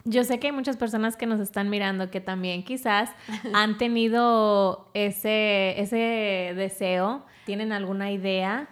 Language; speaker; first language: Spanish; early bilingual, heritage; Spanish